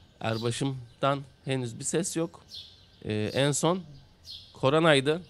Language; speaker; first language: Turkish; native; Turkish